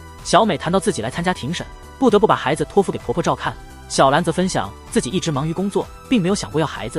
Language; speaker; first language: Chinese; native; Chinese